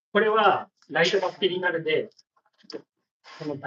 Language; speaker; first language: Japanese; native; Japanese